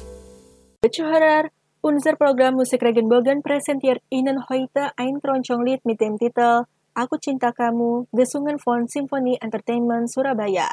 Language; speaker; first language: German; non-native, fluent; Indonesian